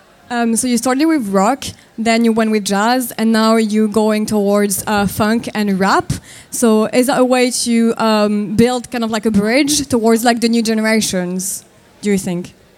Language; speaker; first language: English; non-native, fluent; French